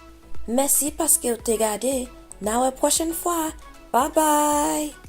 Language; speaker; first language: Haitian Creole; early bilingual, heritage; Haitian Creole